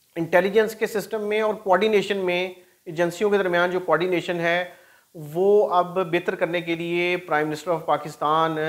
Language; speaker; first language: Urdu; non-native, local second language; Punjabi